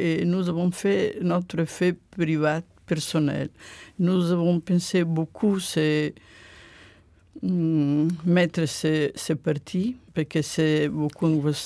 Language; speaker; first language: French; non-native, learner; Italian